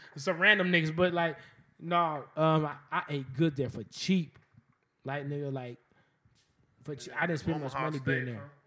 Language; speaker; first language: English; native; English